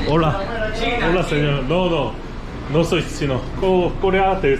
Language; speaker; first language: Spanish; non-native, learner; Korean